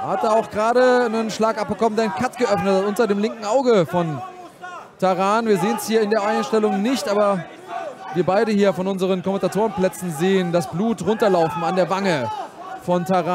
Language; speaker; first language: German; native; German